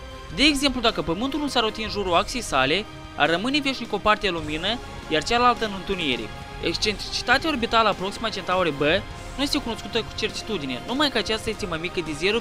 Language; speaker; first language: Romanian; native; Romanian